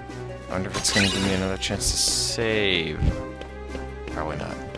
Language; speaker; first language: English; native; English